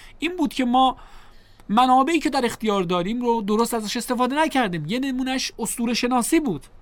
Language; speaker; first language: Persian; native; Persian